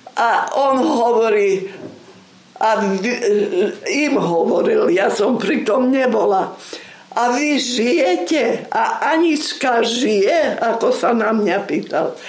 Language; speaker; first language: Slovak; non-native, local second language; Rusyn